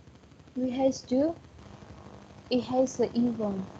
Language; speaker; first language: German; non-native, learner; Indonesian